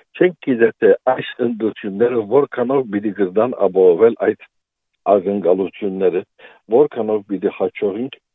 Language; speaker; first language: Armenian; native; Armenian